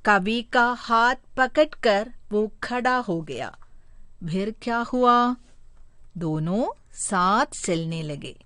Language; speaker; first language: Hindi; non-native, local second language; Malayalam